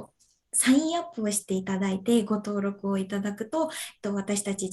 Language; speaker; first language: Japanese; native; Japanese